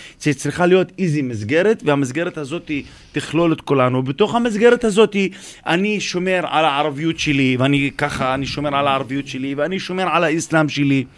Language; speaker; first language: Hebrew; non-native, local second language; Arabic